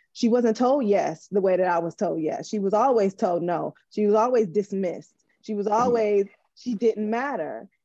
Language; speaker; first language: English; native; English